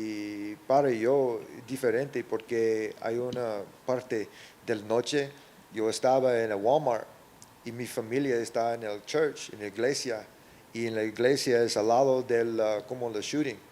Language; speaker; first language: Spanish; non-native, learner; English